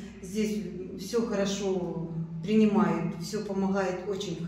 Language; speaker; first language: Russian; non-native, local second language; Ukrainian